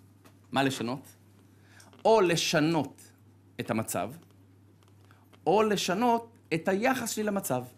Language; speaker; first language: Hebrew; native; Hebrew